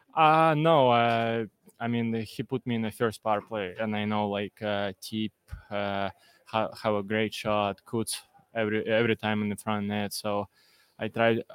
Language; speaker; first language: English; non-native, learner; Russian